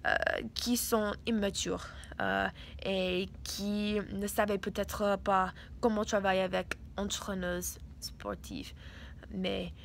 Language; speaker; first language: French; non-native, learner; English